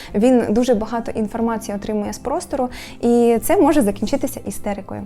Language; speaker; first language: Ukrainian; native; Ukrainian